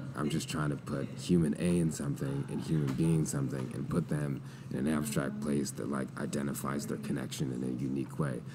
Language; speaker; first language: English; native; English